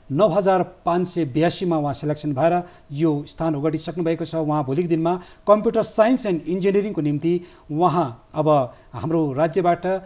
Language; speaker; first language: Nepali; native; Nepali